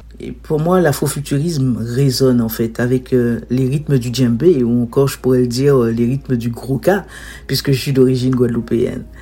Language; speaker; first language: French; native; French